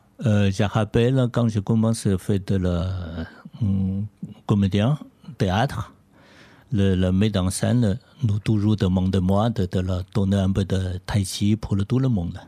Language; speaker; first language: French; non-native, learner; Chinese